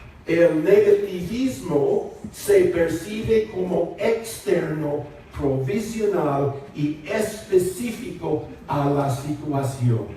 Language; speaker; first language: Spanish; non-native, fluent; English